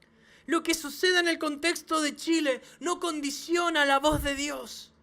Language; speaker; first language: Spanish; native; Spanish